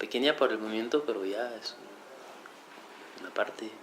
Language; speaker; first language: Spanish; non-native, fluent; French